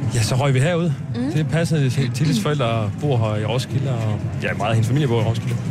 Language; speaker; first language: Danish; native; Danish